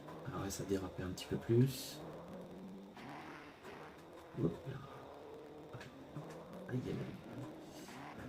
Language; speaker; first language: French; native; French